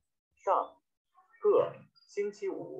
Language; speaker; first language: Chinese; non-native, learner; Vietnamese